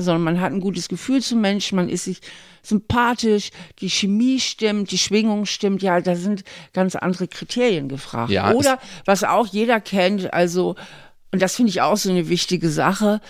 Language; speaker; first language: German; native; German